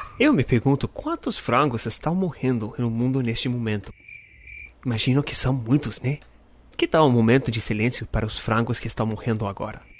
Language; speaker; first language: Portuguese; non-native, fluent; English